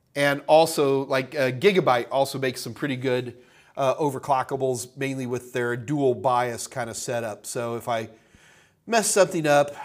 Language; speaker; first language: English; native; English